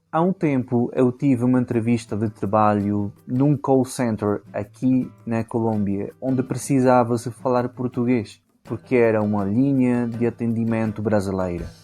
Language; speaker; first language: Portuguese; non-native, fluent; Spanish